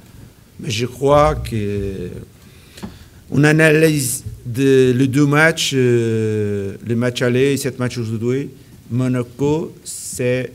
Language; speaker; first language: French; non-native, learner; Portuguese